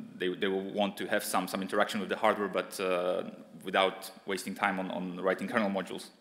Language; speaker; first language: English; non-native, fluent; Polish